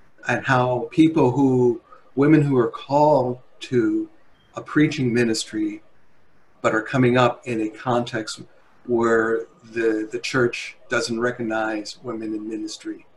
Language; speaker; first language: English; native; English